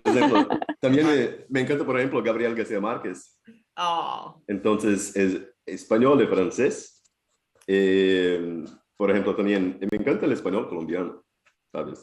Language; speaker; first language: Spanish; non-native, fluent; Portuguese